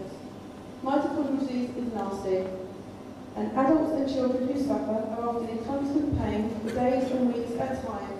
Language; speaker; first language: English; native; English